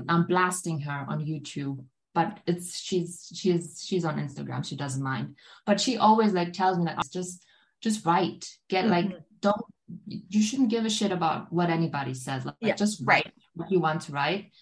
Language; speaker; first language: English; non-native, fluent; German